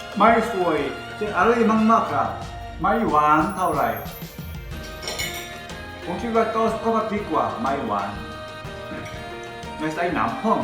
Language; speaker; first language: Thai; non-native, learner; Korean